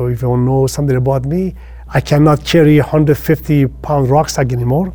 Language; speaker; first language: English; non-native, fluent; Persian